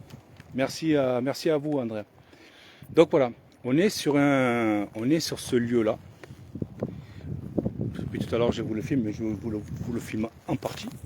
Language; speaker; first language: French; native; French